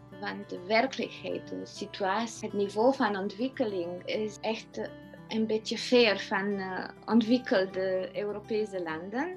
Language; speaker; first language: Dutch; non-native, fluent; Romanian